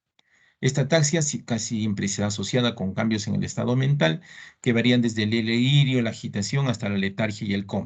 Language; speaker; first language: Spanish; native; Spanish